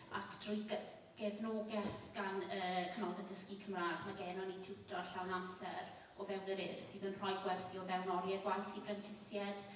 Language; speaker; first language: Welsh; non-native, local second language; English